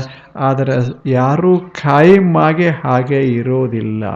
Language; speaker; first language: Kannada; native; Kannada